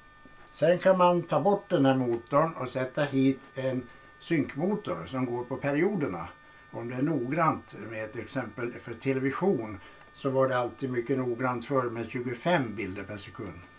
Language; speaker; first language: Swedish; native; Swedish